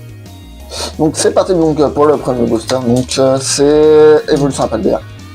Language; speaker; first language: French; native; French